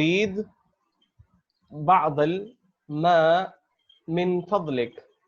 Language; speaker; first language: Arabic; non-native, fluent; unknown